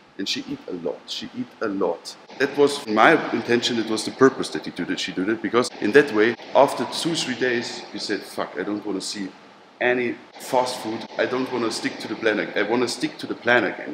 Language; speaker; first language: English; non-native, learner; German